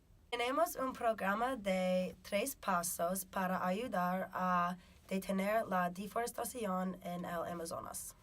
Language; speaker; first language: Spanish; non-native, fluent; English